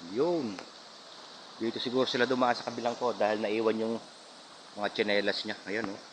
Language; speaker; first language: Filipino; native; Filipino